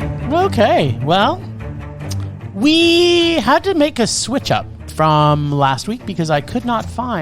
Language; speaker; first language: English; native; English